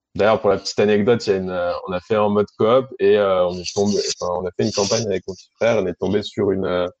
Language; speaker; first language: French; native; French